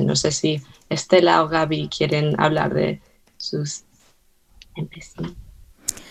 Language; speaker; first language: Spanish; early bilingual, heritage; Spanish